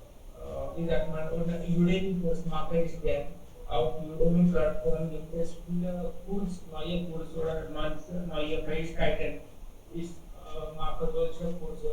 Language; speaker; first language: German; non-native, learner; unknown